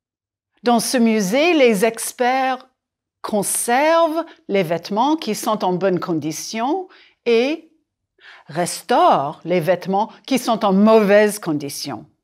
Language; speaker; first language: French; non-native, fluent; English